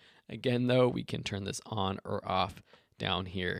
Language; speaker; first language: English; native; English